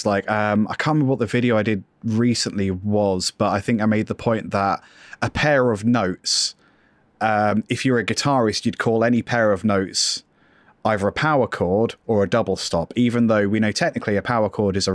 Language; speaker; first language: English; native; English